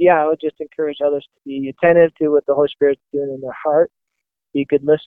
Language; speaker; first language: English; native; English